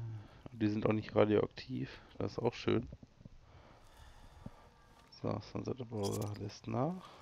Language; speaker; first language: German; native; German